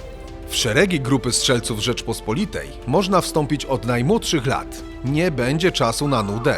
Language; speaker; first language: Polish; native; Polish